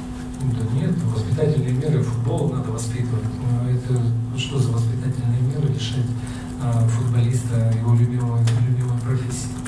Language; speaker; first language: Russian; native; Russian